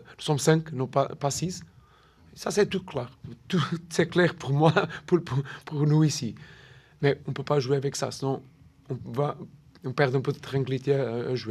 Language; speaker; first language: French; non-native, learner; Portuguese